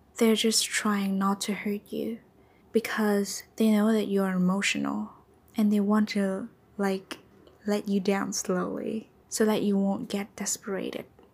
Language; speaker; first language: English; non-native, fluent; Vietnamese